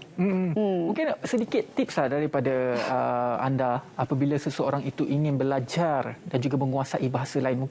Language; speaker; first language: Malay; native; Malay